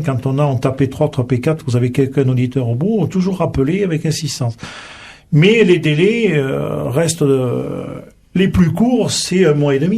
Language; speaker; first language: French; native; French